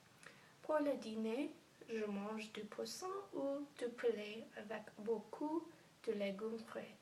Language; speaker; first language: French; non-native, learner; English